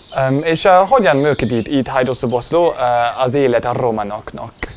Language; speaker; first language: Hungarian; non-native, learner; English